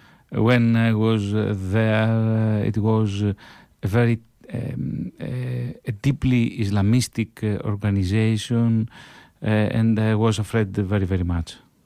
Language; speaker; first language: English; non-native, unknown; Greek